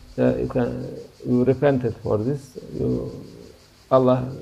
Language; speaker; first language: English; non-native, learner; Turkish